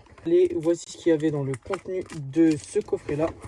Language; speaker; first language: French; native; French